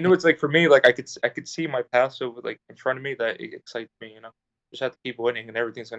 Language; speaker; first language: English; native; English